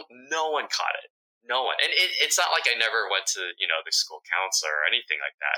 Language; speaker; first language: English; early bilingual, other home language; Vietnamese